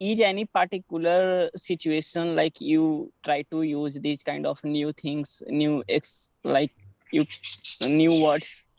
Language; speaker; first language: English; non-native, learner; Hindi